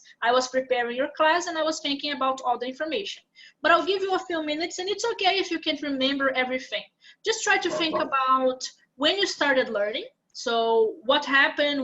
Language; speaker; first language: English; non-native, fluent; Portuguese